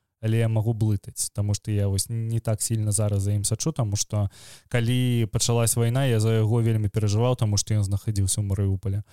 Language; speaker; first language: Belarusian; non-native, local second language; Russian